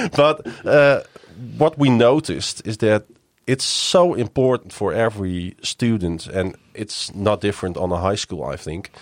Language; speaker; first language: English; non-native, fluent; Dutch